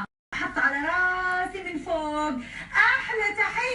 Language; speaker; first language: Arabic; native; Arabic